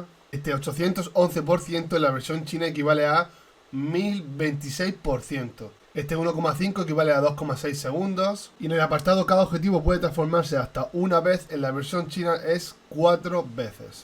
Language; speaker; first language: Spanish; native; Spanish